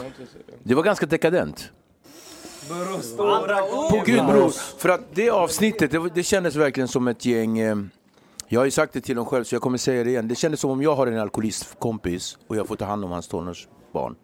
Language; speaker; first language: Swedish; native; Swedish